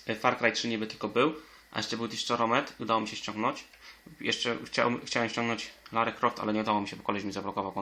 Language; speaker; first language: Polish; native; Polish